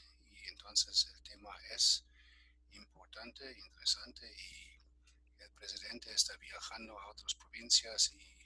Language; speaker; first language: Spanish; non-native, fluent; German